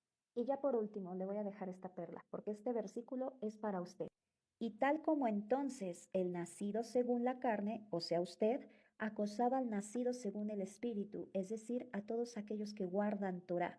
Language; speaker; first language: Spanish; native; Spanish